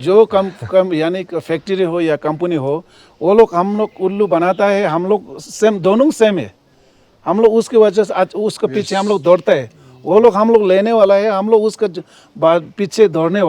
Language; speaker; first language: Hindi; non-native, local second language; Ladakhi